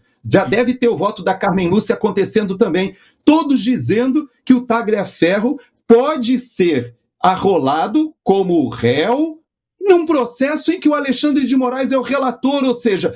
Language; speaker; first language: Portuguese; native; Portuguese